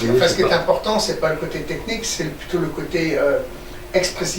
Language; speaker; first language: French; native; French